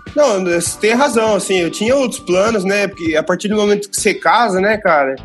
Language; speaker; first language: Portuguese; native; Portuguese